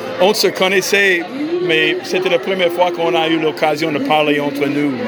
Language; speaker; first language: French; non-native, fluent; English